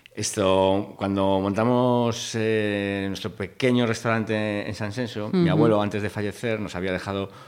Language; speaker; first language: Spanish; native; Spanish